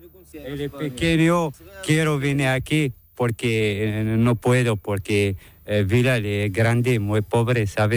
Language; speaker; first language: Spanish; non-native, learner; Arabic